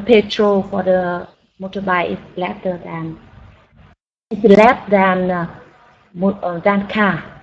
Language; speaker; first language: English; non-native, learner; Vietnamese